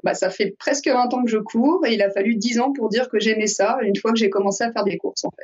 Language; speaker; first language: French; native; French